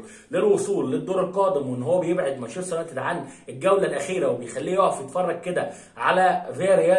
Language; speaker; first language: Arabic; native; Arabic